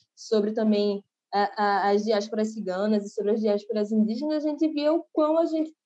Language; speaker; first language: Portuguese; native; Portuguese